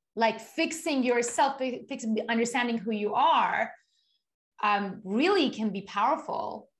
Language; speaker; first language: English; non-native, fluent; Persian